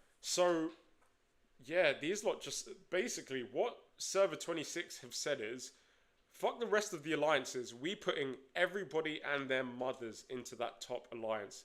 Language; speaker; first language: English; native; English